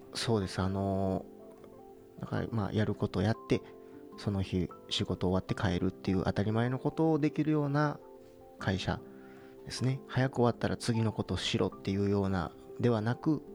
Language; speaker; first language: Japanese; native; Japanese